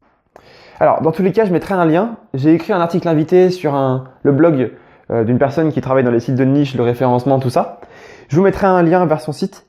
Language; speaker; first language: French; native; French